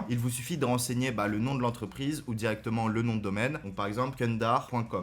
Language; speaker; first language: French; native; French